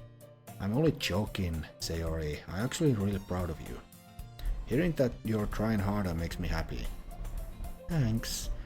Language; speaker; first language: English; non-native, fluent; Finnish